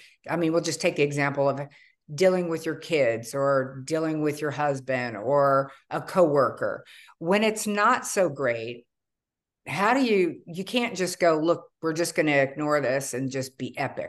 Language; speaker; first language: English; native; English